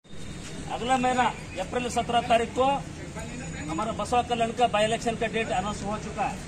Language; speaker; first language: Hindi; non-native, local second language; Kannada